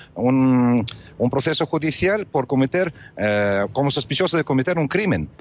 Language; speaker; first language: Spanish; non-native, fluent; Russian